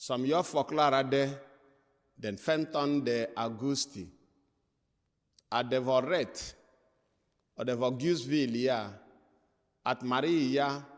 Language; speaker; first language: Swedish; non-native, fluent; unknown